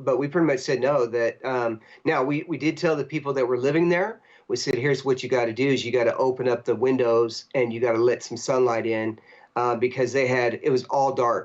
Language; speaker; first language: English; native; English